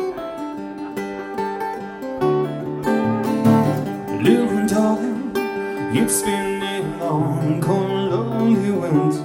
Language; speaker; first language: English; native; English